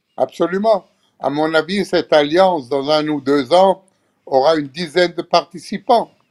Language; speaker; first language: French; non-native, fluent; Hebrew